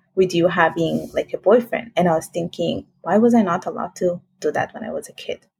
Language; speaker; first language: English; non-native, fluent; Italian